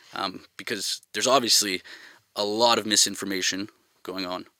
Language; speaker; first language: English; native; English